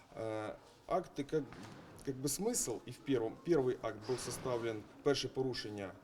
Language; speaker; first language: Ukrainian; non-native, local second language; Russian